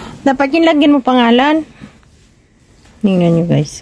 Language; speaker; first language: Filipino; native; Filipino